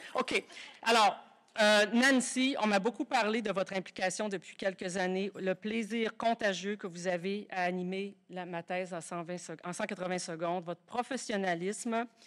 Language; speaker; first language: French; native; French